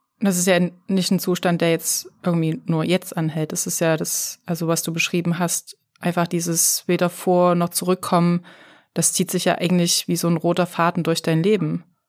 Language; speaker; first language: German; native; German